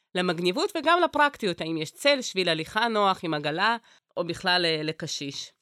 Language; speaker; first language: Hebrew; early bilingual, other home language; Russian